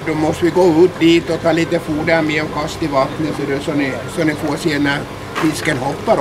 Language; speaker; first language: Swedish; native; Swedish